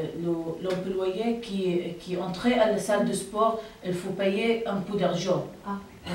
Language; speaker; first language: French; non-native, learner; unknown